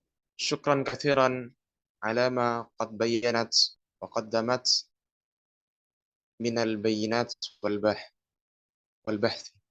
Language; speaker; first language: Arabic; non-native, learner; Indonesian